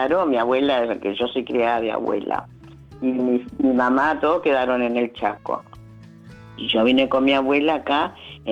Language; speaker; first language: Spanish; native; Spanish